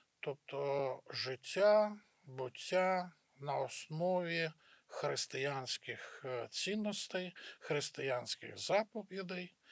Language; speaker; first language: Ukrainian; native; Ukrainian